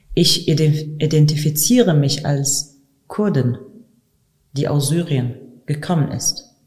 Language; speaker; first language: German; non-native, fluent; Arabic